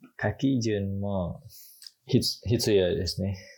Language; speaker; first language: Japanese; non-native, learner; Indonesian